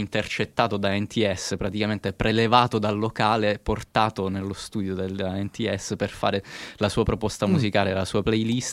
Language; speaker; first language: Italian; native; Italian